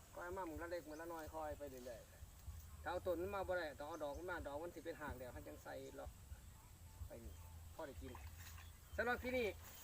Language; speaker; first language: Thai; native; Thai